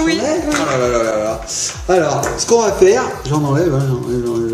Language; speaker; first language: French; native; French